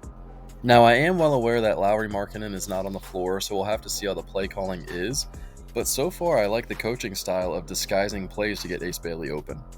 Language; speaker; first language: English; native; English